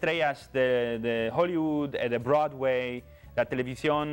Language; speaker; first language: Spanish; non-native, learner; Romanian